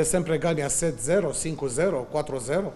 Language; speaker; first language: Portuguese; non-native, learner; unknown